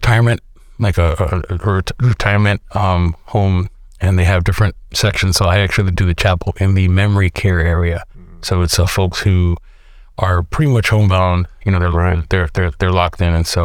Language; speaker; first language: English; native; English